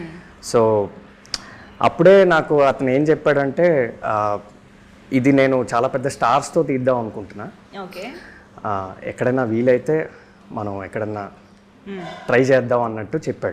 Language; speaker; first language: Telugu; native; Telugu